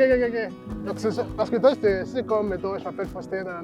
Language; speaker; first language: French; non-native, fluent; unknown